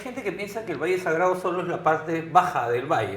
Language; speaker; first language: Spanish; native; Spanish